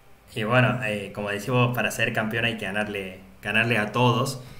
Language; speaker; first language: Spanish; native; Spanish